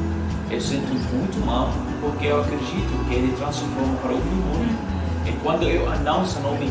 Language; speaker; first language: Portuguese; non-native, learner; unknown